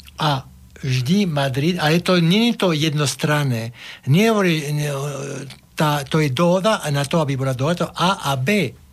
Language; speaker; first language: Slovak; non-native, fluent; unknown